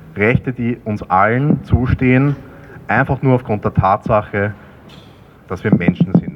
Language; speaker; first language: German; native; German